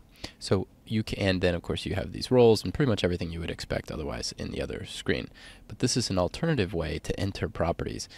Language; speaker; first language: English; native; English